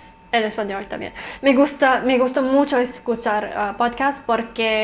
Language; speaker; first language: Spanish; non-native, learner; English